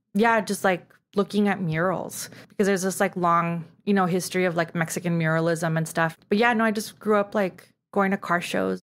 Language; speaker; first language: English; early bilingual, other home language; Spanish